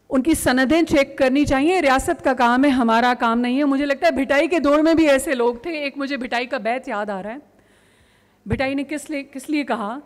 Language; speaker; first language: Urdu; non-native, local second language; Sindhi